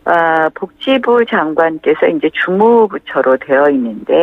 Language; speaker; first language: Korean; native; Korean